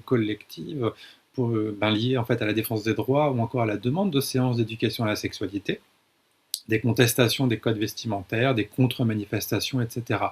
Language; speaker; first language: French; native; French